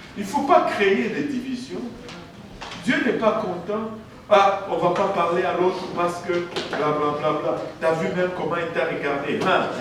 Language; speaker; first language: French; non-native, local second language; Swahili